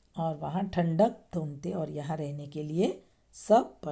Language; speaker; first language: Hindi; non-native, local second language; Marathi